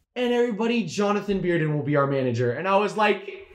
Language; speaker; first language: English; native; English